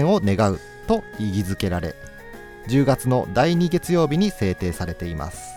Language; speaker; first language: Japanese; native; Japanese